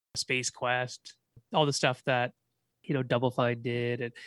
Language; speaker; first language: English; native; English